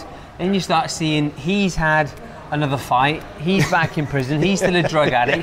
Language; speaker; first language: English; native; English